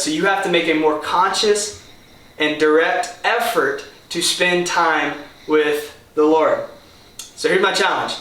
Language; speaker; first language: English; native; English